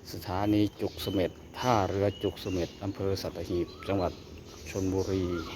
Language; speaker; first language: Thai; native; Thai